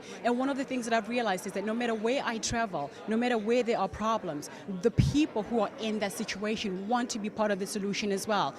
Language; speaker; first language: English; non-native, local second language; Tswana